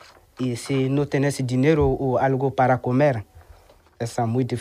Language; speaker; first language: Spanish; non-native, learner; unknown